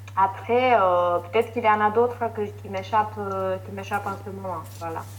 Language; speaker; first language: French; non-native, fluent; Romanian